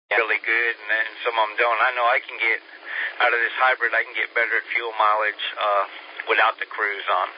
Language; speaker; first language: English; native; English